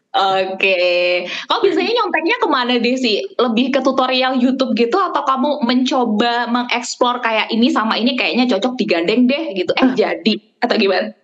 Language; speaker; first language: Indonesian; native; Indonesian